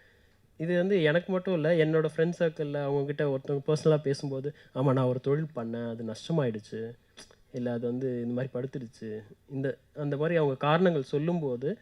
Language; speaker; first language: Tamil; native; Tamil